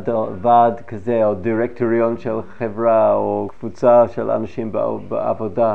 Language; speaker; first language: Hebrew; non-native, fluent; English